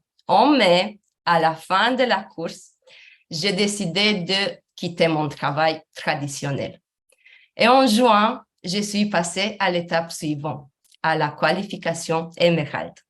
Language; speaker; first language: French; non-native, fluent; Romanian